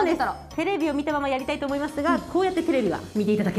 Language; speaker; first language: Japanese; native; Japanese